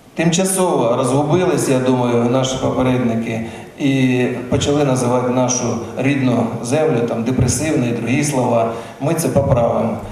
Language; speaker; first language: Ukrainian; native; Ukrainian